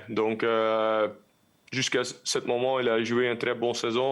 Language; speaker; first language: French; non-native, local second language; Dutch